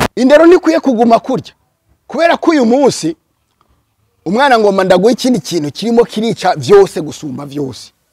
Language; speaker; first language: Rundi; early bilingual, heritage; Rundi